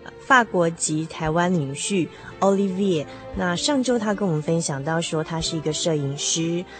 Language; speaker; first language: Chinese; native; Chinese